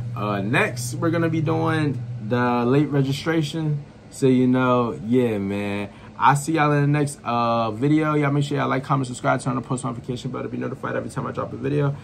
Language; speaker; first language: English; native; English